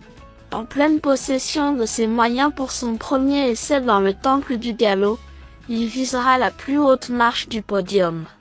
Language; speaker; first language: French; native; French